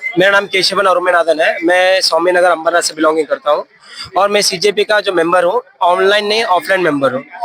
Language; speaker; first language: Hindi; non-native, local second language; Tamil